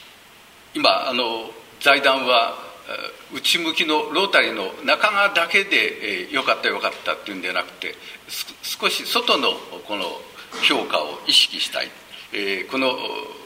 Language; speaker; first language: Japanese; native; Japanese